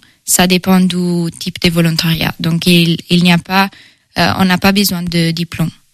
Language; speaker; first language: French; non-native, fluent; Italian